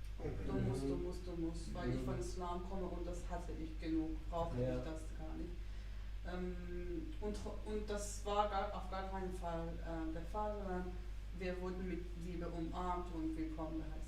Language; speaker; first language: German; non-native, fluent; Persian